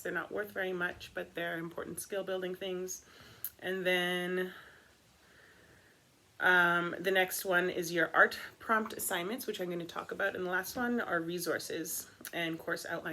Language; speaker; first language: English; native; English